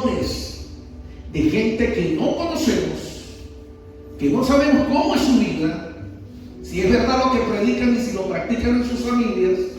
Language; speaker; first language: Spanish; native; Spanish